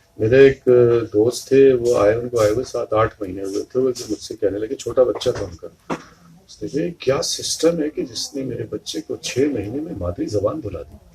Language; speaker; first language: Urdu; native; Urdu